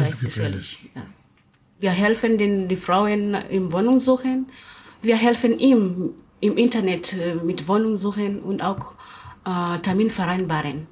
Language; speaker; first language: German; non-native, learner; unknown